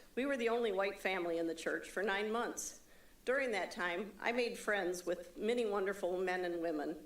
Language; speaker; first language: English; native; English